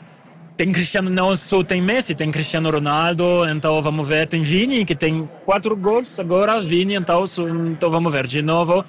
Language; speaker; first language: Portuguese; non-native, learner; French